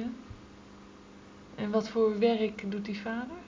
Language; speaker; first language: Dutch; native; Dutch